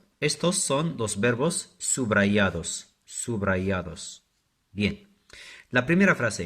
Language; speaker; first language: Spanish; non-native, fluent; Arabic